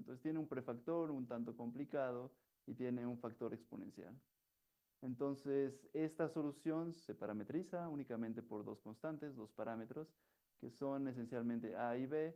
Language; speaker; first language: Spanish; native; Spanish